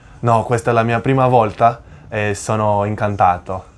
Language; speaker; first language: Italian; non-native, fluent; Portuguese